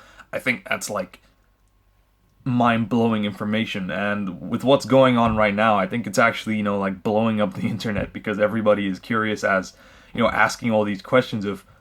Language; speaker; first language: English; native; English